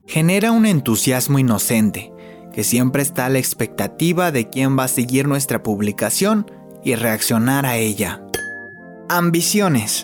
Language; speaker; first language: Spanish; native; Spanish